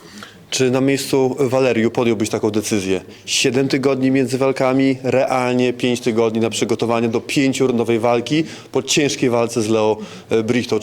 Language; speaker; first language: Polish; native; Polish